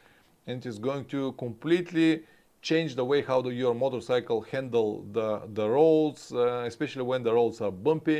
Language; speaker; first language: English; non-native, fluent; Bulgarian